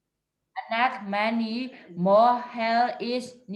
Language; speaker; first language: English; non-native, learner; Burmese